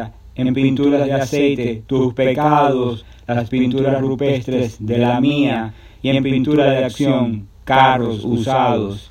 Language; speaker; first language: Spanish; native; Spanish